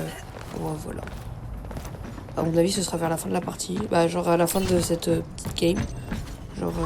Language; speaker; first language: French; native; French